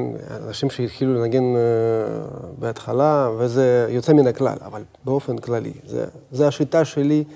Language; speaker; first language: Hebrew; non-native, fluent; Russian